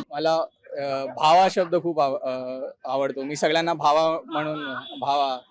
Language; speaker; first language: Marathi; non-native, local second language; Malayalam